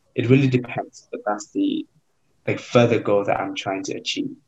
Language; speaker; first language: English; non-native, fluent; Vietnamese